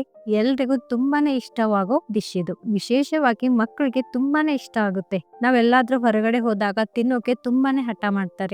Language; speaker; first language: Kannada; native; Kannada